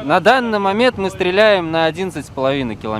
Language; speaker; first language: Russian; native; Russian